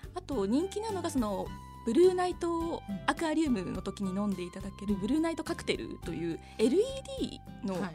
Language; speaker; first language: Japanese; native; Japanese